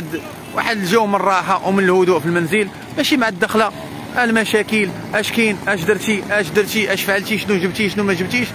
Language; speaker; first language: Arabic; native; Arabic